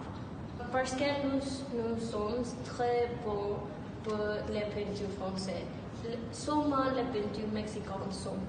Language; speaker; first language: French; non-native, learner; English